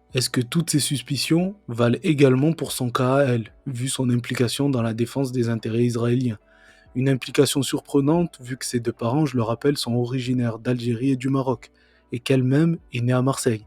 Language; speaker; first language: French; native; French